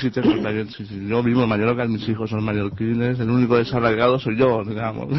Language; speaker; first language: Spanish; native; Spanish